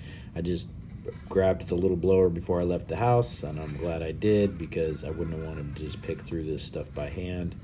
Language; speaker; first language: English; native; English